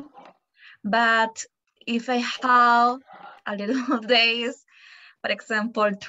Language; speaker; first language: English; non-native, learner; Spanish